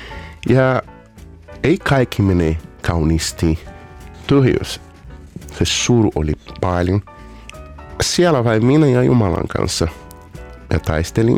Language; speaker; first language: Finnish; non-native, fluent; Portuguese